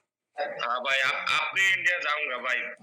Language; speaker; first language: Hindi; non-native, learner; Bangla